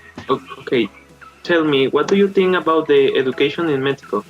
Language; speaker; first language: English; non-native, learner; Spanish